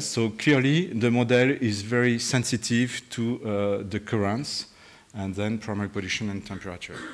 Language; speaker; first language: English; non-native, fluent; French